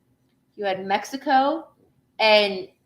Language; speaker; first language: English; native; English